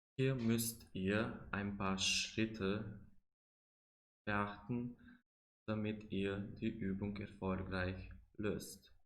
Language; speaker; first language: German; non-native, fluent; Macedonian